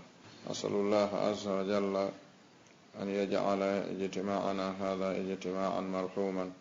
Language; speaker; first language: Arabic; non-native, fluent; Fula